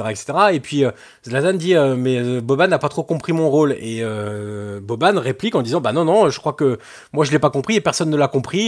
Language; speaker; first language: French; native; French